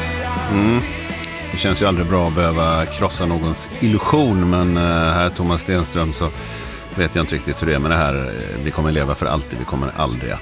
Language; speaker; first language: Swedish; native; Swedish